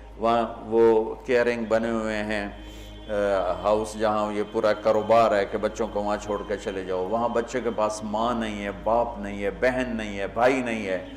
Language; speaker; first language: Urdu; non-native, local second language; Punjabi